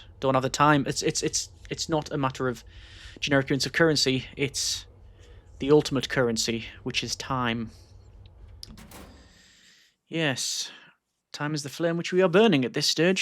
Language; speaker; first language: English; native; English